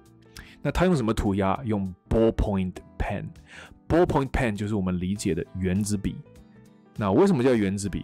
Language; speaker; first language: Chinese; native; Chinese